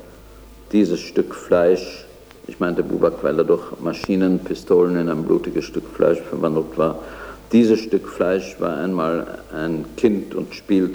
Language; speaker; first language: German; native; German